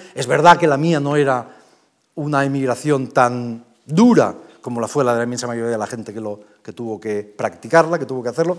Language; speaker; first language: Spanish; native; Spanish